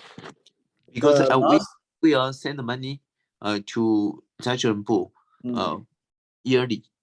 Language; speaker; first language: English; non-native, fluent; Chinese